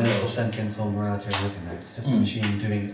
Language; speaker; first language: English; native; English